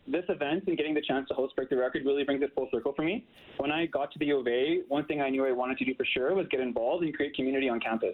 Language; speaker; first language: English; native; English